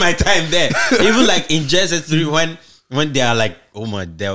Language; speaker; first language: English; non-native, local second language; Igbo